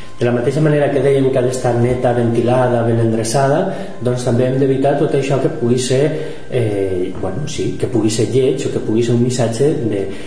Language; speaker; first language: Catalan; non-native, local second language; Spanish